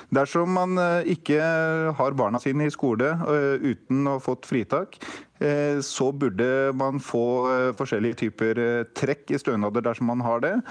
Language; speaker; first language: Norwegian; native; Norwegian